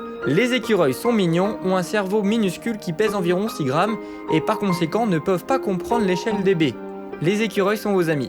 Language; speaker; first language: French; native; French